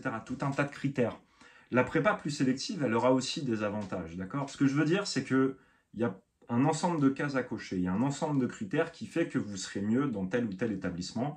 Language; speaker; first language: French; native; French